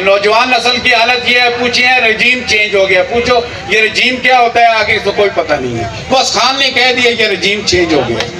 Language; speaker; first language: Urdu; non-native, local second language; Punjabi